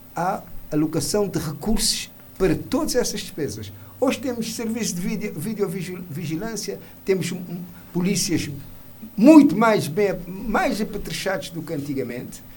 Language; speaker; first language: Portuguese; non-native, local second language; Kabuverdianu